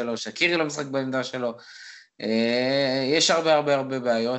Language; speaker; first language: Hebrew; native; Hebrew